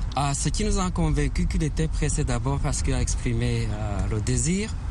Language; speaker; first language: French; non-native, local second language; Kinyarwanda